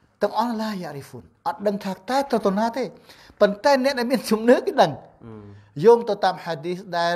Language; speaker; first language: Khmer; non-native, local second language; Eastern Cham